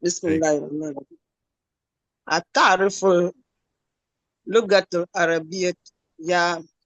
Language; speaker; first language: Arabic; non-native, learner; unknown